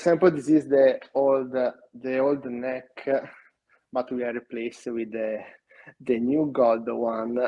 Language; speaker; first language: English; non-native, learner; Italian